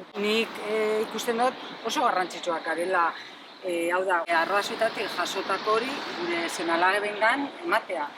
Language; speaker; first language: Basque; native; Basque